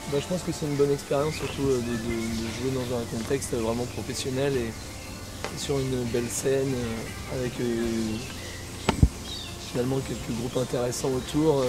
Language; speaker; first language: French; native; French